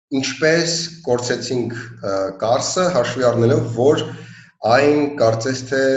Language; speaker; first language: Armenian; native; Armenian